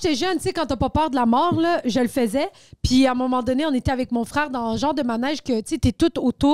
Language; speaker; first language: French; native; French